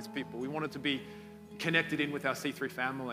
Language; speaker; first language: English; native; English